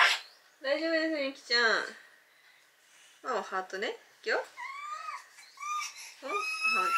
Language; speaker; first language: Japanese; native; Japanese